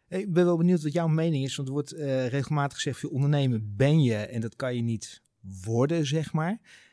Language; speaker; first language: Dutch; native; Dutch